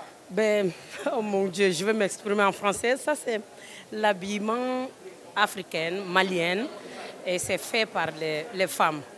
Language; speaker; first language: French; non-native, local second language; Bambara